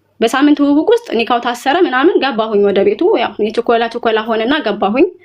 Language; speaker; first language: Amharic; native; Amharic